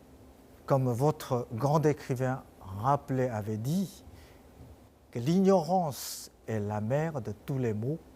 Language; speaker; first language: French; non-native, fluent; Chinese